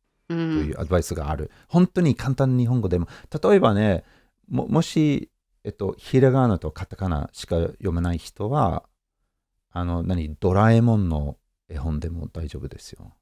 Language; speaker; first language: Japanese; non-native, fluent; English